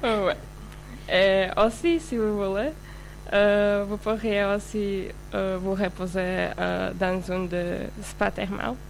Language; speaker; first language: French; non-native, fluent; Slovak